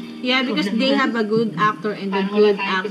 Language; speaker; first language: English; non-native, local second language; Filipino